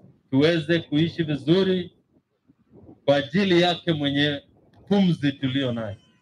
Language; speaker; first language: Swahili; non-native, local second language; Kalenjin